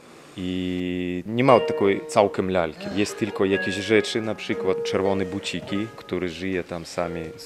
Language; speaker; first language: Polish; non-native, learner; Russian